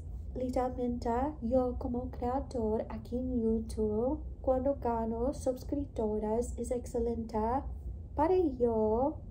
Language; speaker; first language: Spanish; non-native, learner; English